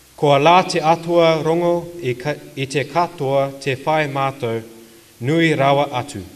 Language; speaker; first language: Māori; non-native, local second language; English